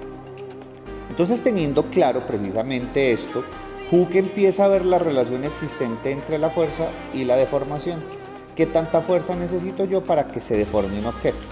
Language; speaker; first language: Spanish; native; Spanish